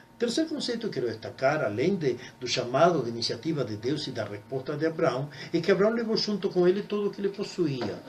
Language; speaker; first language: Portuguese; non-native, fluent; Spanish